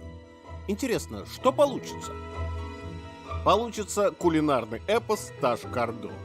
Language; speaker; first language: Russian; native; Russian